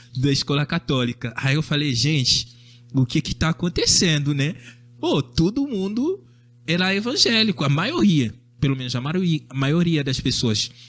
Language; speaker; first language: Portuguese; non-native, fluent; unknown